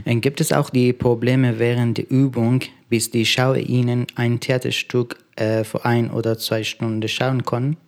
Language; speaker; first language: German; non-native, learner; Persian